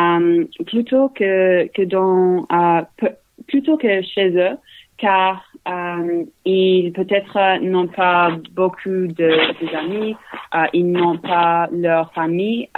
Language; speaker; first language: French; non-native, learner; English